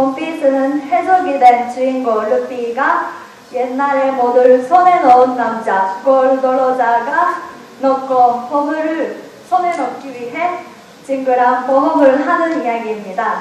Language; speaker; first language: Korean; non-native, learner; Japanese